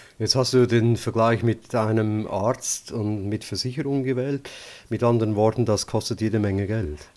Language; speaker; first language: German; native; German